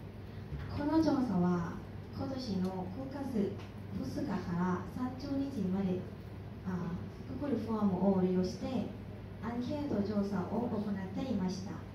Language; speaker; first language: Japanese; non-native, learner; Thai